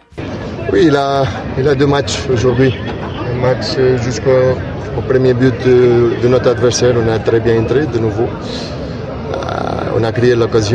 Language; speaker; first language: French; non-native, learner; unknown